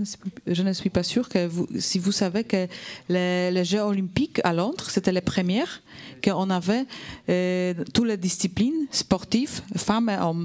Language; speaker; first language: French; non-native, fluent; Polish